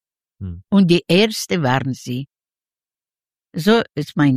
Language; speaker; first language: German; non-native, learner; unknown